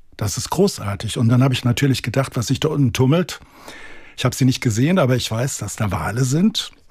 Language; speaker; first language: German; native; German